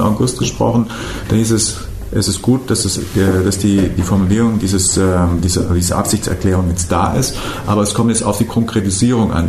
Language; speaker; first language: German; native; German